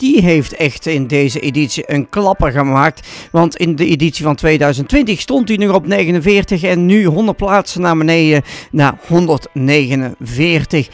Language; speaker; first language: Dutch; native; Dutch